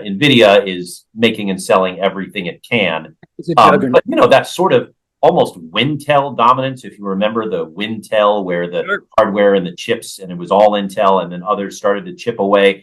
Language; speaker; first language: English; native; English